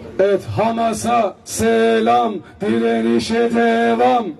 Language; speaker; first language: Turkish; native; Turkish